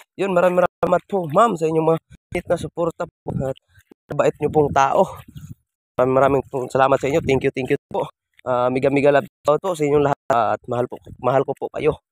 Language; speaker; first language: Filipino; non-native, local second language; Cebuano